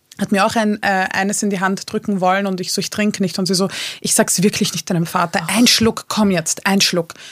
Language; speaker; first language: German; early bilingual, other home language; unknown